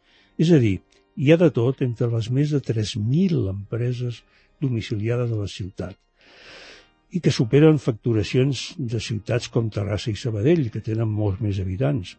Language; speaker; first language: Catalan; native; Catalan